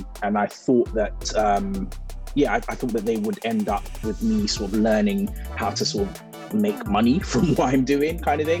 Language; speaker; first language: English; native; English